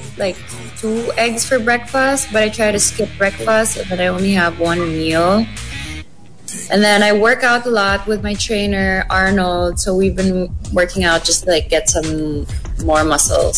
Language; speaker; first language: English; non-native, local second language; Filipino